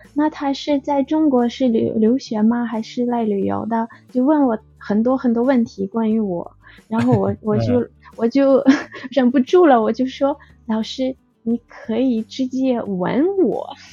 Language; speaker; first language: Chinese; non-native, fluent; Russian